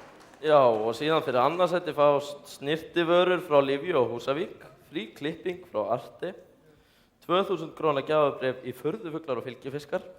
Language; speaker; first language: Icelandic; native; Icelandic